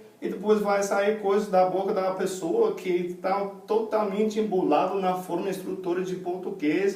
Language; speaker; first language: Portuguese; non-native, fluent; English